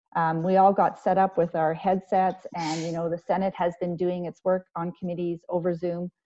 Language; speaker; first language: English; native; English